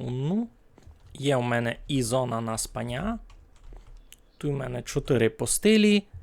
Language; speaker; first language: Ukrainian; native; Ukrainian